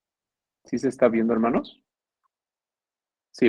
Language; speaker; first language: Spanish; native; Spanish